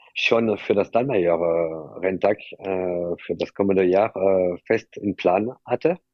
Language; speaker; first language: German; non-native, fluent; French